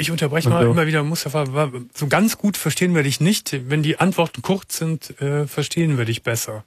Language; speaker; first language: German; native; German